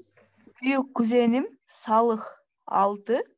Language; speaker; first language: Turkish; non-native, learner; Kyrgyz